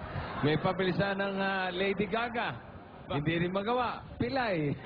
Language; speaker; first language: Filipino; native; Filipino